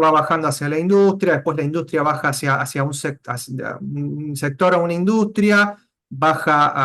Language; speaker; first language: Spanish; native; Spanish